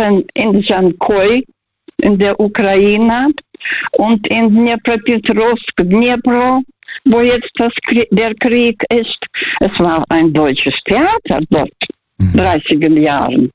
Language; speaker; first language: German; non-native, fluent; Russian